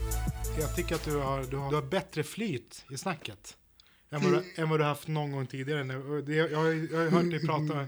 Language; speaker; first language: Swedish; native; Swedish